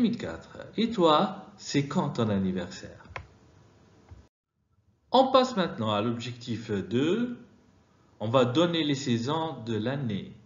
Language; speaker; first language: French; non-native, fluent; Arabic